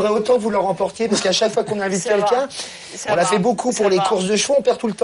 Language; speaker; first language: French; native; French